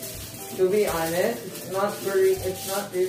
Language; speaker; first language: English; non-native, local second language; Filipino